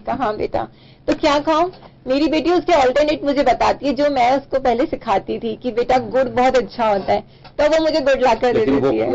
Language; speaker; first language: Hindi; native; Hindi